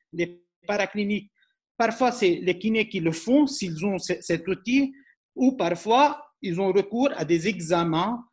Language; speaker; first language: French; non-native, local second language; Arabic